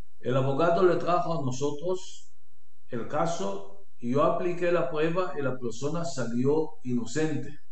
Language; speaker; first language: Spanish; non-native, learner; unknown